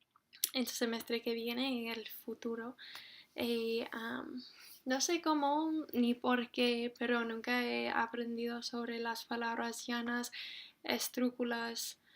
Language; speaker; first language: Spanish; non-native, fluent; English